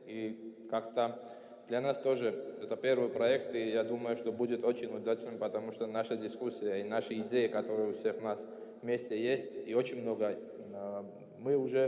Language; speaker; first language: Russian; non-native, fluent; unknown